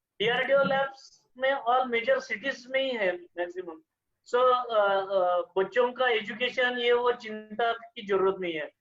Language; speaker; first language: Hindi; non-native, local second language; Marathi